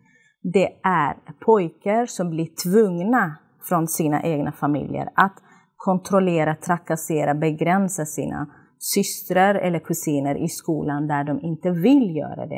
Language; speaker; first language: Swedish; non-native, fluent; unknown